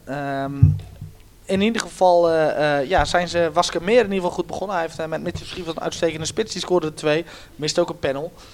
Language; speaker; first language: Dutch; native; Dutch